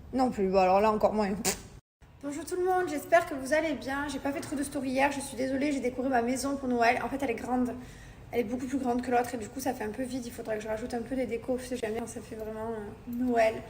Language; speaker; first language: French; native; French